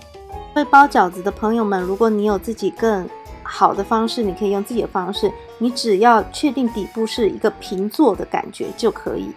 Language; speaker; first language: Chinese; native; Chinese